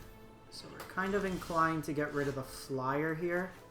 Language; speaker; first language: English; native; English